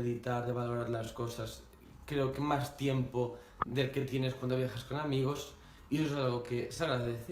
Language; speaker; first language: Spanish; native; Spanish